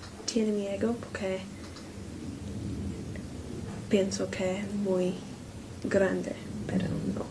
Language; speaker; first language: Spanish; non-native, learner; English